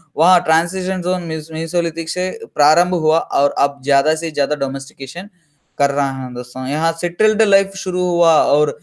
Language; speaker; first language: Hindi; non-native, local second language; Telugu